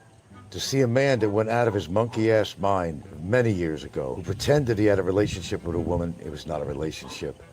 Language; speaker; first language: English; native; English